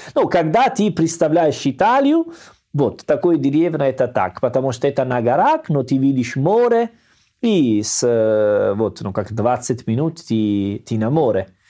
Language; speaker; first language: Russian; non-native, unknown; Italian